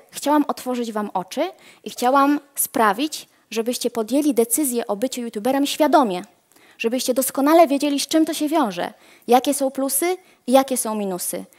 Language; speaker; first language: Polish; native; Polish